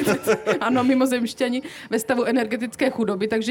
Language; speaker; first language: Czech; native; Czech